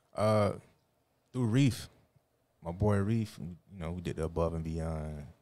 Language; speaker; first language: English; native; English